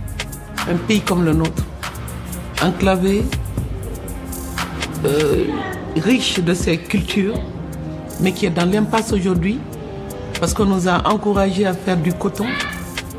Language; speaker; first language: French; non-native, local second language; Bambara